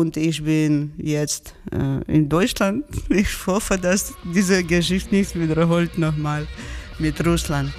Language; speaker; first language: German; non-native, learner; Georgian